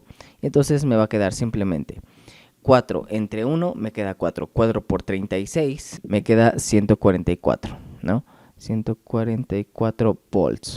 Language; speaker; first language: Spanish; native; Spanish